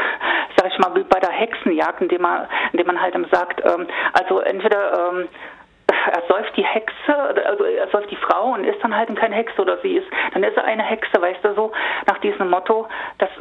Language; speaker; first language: German; native; German